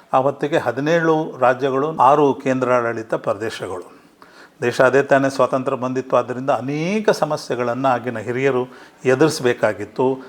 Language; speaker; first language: Kannada; non-native, local second language; Urdu